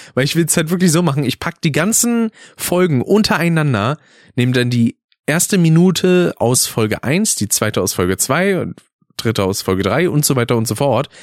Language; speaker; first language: German; native; German